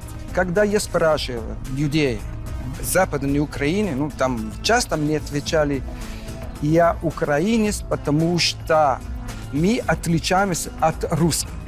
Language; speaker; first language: Russian; non-native, fluent; Italian